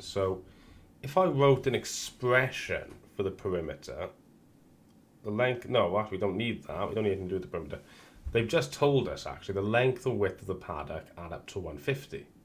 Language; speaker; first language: English; native; English